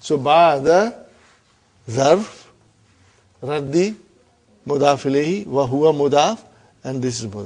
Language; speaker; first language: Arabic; non-native, fluent; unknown